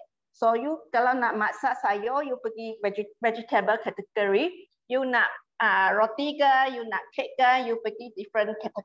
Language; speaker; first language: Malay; non-native, local second language; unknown